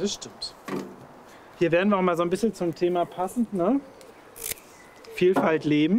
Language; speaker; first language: German; native; German